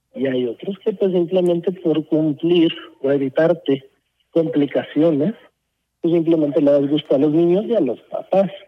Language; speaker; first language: Spanish; early bilingual, heritage; Spanish